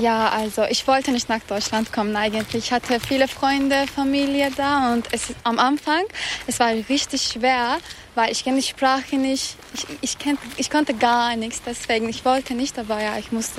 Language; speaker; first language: German; non-native, fluent; Turkish